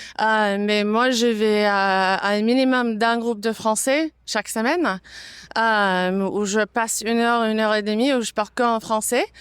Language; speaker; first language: French; non-native, fluent; English